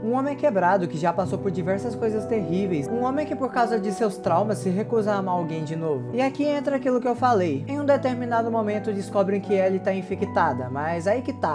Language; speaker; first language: Portuguese; native; Portuguese